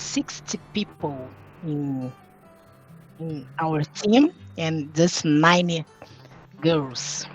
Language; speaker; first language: English; non-native, learner; Portuguese